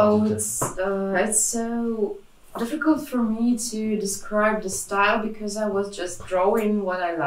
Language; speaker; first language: English; non-native, fluent; Russian